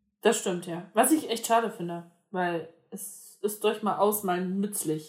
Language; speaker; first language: German; native; German